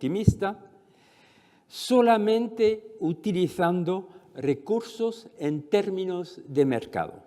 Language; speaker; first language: Spanish; non-native, fluent; French